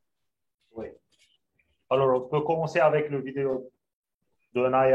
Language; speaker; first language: French; non-native, local second language; Arabic